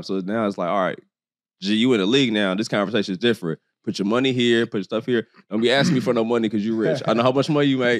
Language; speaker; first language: English; native; English